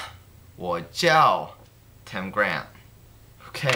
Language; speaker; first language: Chinese; non-native, learner; English